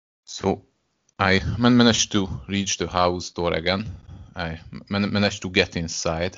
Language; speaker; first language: English; non-native, fluent; Hungarian